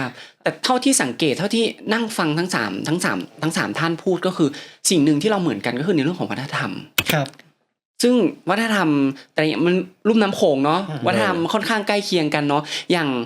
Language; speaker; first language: Thai; native; Thai